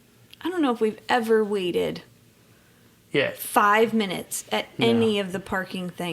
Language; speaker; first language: English; native; English